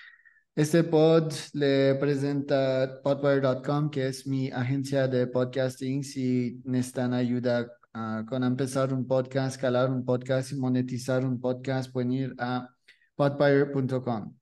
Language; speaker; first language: Spanish; non-native, learner; French